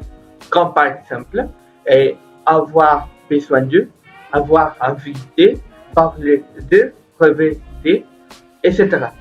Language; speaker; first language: French; non-native, learner; Spanish